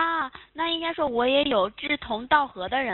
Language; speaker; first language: Chinese; native; Chinese